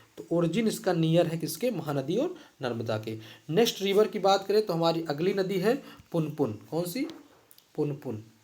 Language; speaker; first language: Hindi; native; Hindi